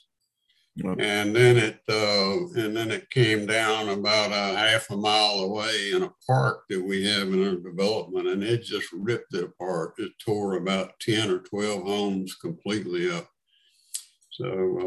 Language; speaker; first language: English; native; English